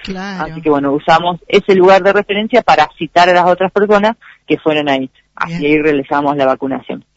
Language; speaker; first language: Spanish; native; Spanish